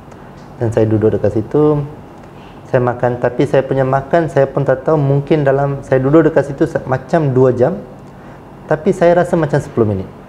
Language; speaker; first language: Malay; non-native, local second language; Tamil